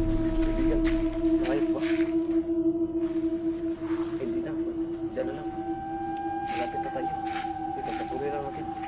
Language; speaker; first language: Filipino; non-native, local second language; Cebuano